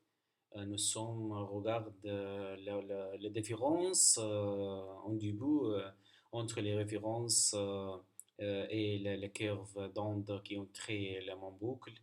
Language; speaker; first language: French; non-native, learner; Arabic